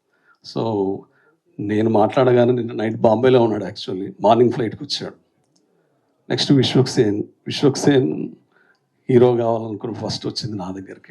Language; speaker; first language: Telugu; native; Telugu